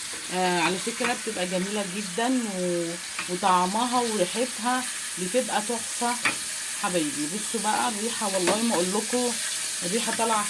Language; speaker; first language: Arabic; native; Arabic